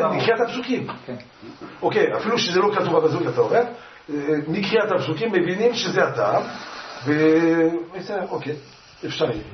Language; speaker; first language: Hebrew; non-native, fluent; French